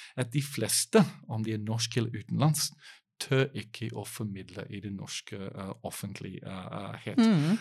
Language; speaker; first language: Norwegian; non-native, fluent; English